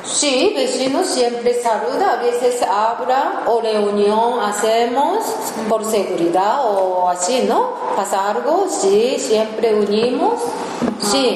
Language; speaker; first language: Spanish; non-native, learner; Japanese